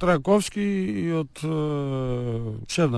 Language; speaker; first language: Bulgarian; non-native, learner; Greek